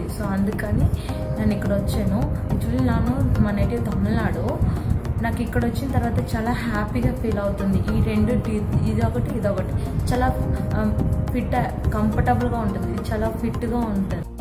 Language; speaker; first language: Telugu; non-native, local second language; Tamil